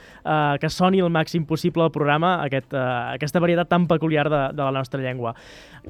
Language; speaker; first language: Catalan; native; Catalan